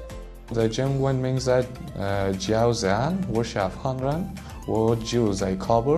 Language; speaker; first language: Chinese; non-native, learner; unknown